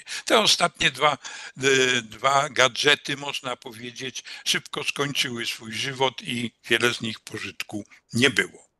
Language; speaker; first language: Polish; native; Polish